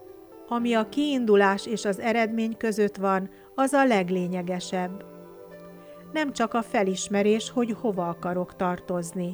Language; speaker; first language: Hungarian; native; Hungarian